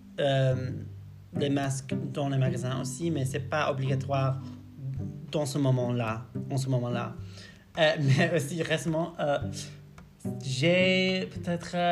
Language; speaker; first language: French; non-native, learner; English